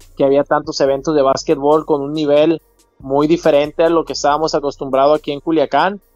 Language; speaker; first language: Spanish; native; Spanish